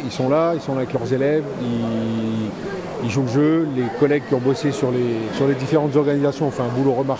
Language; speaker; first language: French; native; French